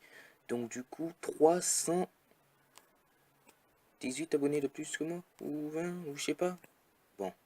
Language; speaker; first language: French; native; French